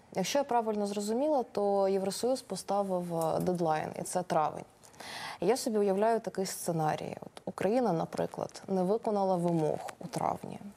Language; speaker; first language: Ukrainian; native; Ukrainian